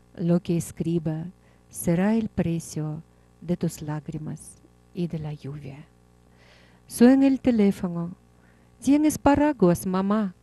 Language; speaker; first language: Spanish; non-native, fluent; Russian